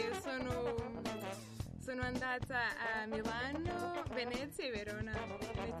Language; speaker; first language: Italian; non-native, learner; Portuguese